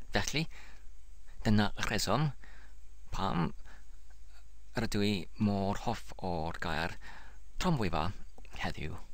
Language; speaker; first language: Welsh; non-native, learner; English